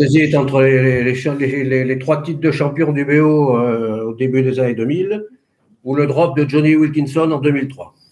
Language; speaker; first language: French; native; French